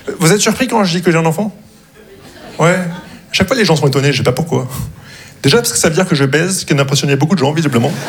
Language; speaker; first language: French; non-native, local second language; Arabic